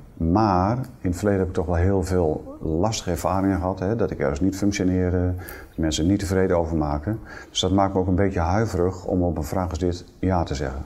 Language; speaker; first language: Dutch; native; Dutch